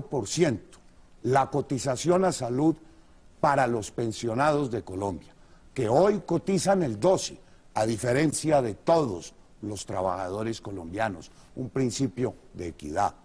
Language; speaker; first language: Spanish; native; Spanish